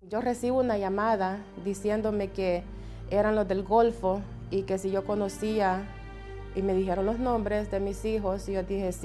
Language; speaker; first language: Spanish; native; Spanish